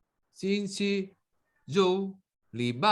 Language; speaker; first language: Chinese; non-native, learner; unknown